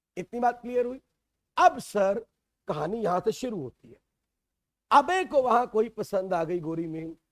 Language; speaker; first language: Hindi; native; Hindi